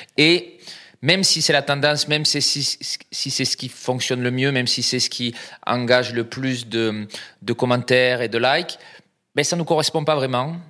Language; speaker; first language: French; native; French